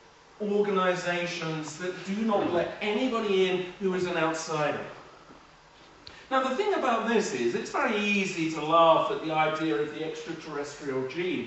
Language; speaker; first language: English; native; English